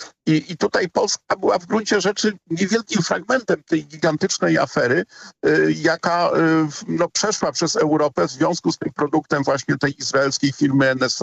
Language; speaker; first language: Polish; native; Polish